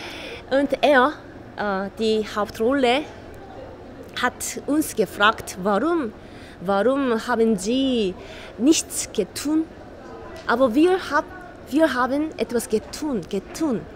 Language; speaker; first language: German; non-native, learner; Korean